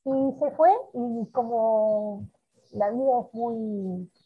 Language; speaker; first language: Spanish; native; Spanish